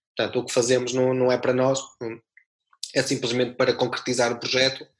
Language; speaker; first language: Portuguese; native; Portuguese